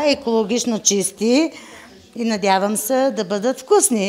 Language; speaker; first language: Bulgarian; native; Bulgarian